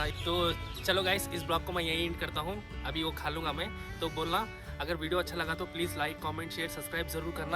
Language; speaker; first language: Hindi; non-native, local second language; Bangla